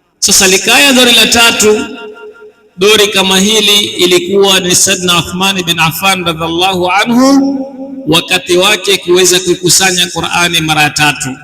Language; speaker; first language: Swahili; native; Swahili